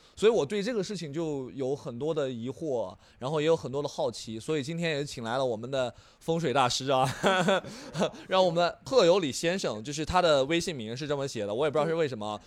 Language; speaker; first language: Chinese; native; Chinese